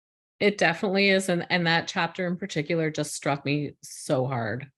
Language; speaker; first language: English; native; English